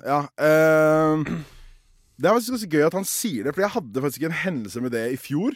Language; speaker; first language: Norwegian; early bilingual, other home language; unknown